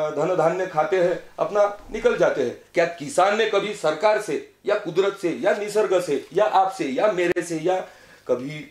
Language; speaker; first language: Hindi; non-native, local second language; Marathi